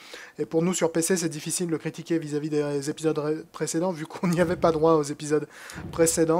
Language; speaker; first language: French; native; French